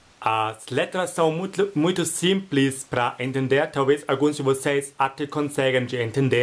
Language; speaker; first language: Portuguese; non-native, fluent; German